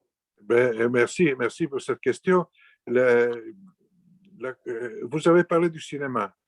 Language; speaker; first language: French; non-native, fluent; Italian